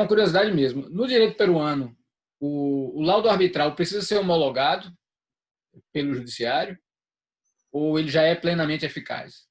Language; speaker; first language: Portuguese; native; Portuguese